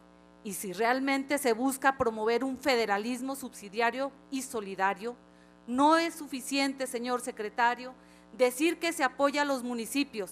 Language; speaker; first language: Spanish; native; Spanish